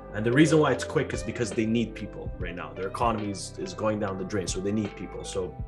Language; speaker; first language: English; early bilingual, other home language; Arabic